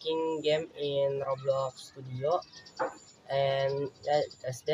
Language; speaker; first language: English; non-native, learner; Indonesian